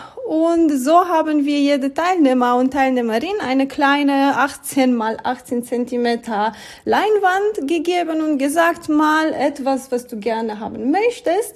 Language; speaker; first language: German; non-native, learner; Romanian